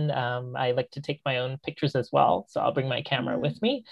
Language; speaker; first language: English; native; English